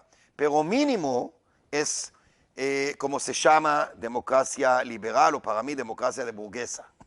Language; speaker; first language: Spanish; non-native, learner; Hebrew